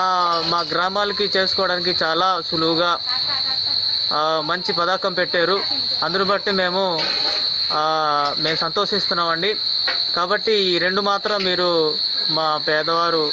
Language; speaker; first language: Telugu; native; Telugu